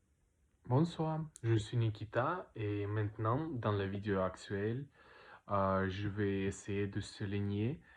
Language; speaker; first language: French; non-native, learner; Russian